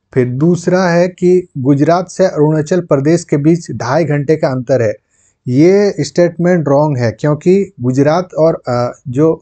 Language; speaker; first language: Hindi; non-native, local second language; Santali